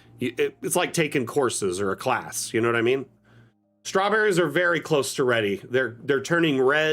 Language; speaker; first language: English; native; English